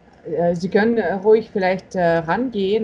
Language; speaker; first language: German; non-native, fluent; Russian